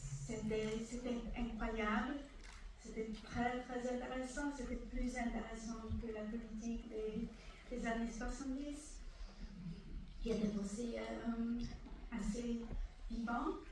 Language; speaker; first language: French; non-native, fluent; Hungarian